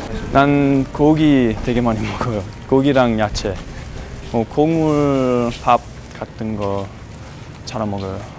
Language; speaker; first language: Korean; non-native, learner; English